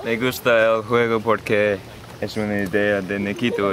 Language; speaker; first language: Spanish; non-native, learner; English